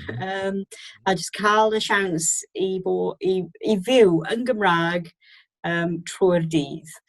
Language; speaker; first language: Welsh; non-native, learner; English